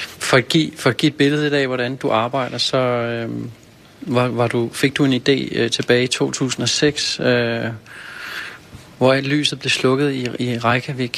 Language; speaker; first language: Danish; native; Danish